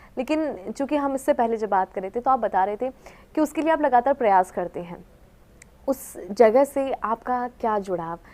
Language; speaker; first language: Hindi; native; Hindi